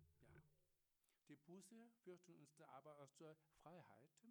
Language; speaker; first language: German; non-native, learner; Korean